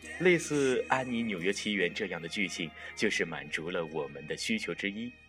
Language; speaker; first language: Chinese; native; Chinese